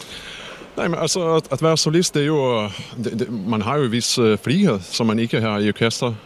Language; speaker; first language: Danish; non-native, fluent; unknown